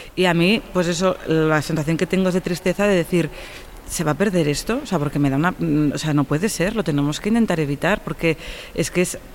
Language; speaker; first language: Spanish; native; Spanish